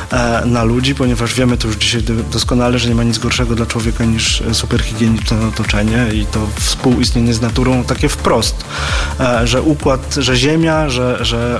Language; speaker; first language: Polish; native; Polish